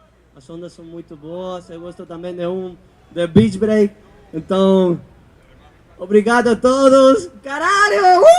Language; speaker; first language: Portuguese; non-native, learner; Spanish